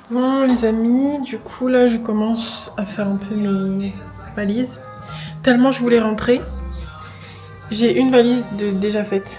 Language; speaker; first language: French; native; French